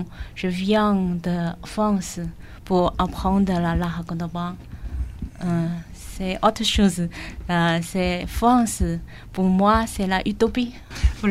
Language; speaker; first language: French; non-native, learner; Chinese